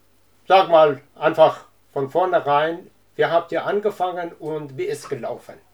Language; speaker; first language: German; non-native, learner; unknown